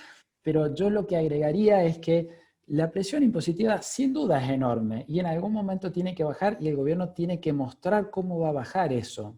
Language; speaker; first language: Spanish; native; Spanish